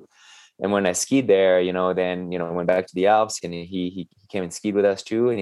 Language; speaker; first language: English; non-native, fluent; French